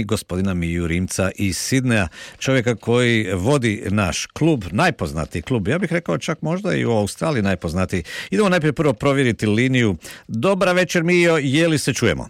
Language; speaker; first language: Serbian; native; Serbian